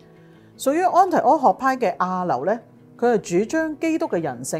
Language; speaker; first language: Chinese; native; Chinese